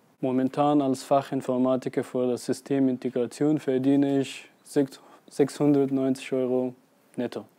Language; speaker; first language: German; non-native, fluent; Persian